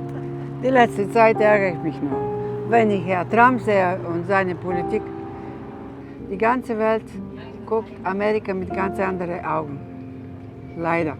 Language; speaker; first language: German; non-native, fluent; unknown